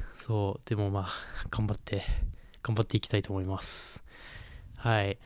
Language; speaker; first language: Japanese; non-native, fluent; English